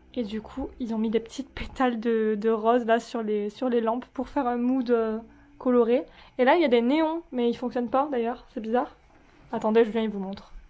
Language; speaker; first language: French; native; French